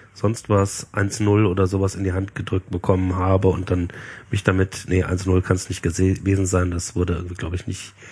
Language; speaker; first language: German; native; German